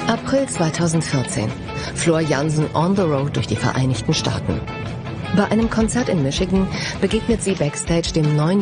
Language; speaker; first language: German; native; German